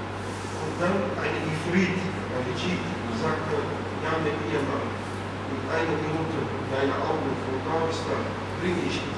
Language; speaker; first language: German; non-native, fluent; Turkish